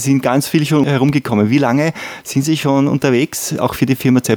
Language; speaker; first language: German; native; German